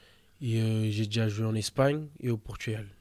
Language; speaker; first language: French; early bilingual, other home language; Portuguese